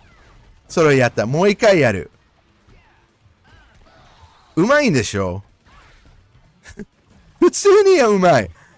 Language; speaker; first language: Japanese; non-native, learner; English